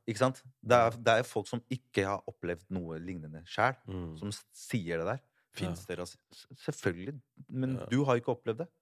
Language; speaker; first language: Norwegian; early bilingual, other home language; Spanish